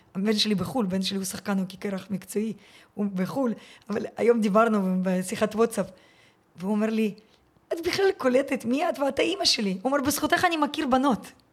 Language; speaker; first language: Hebrew; early bilingual, other home language; Russian